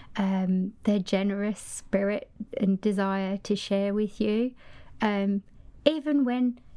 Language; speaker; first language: English; native; English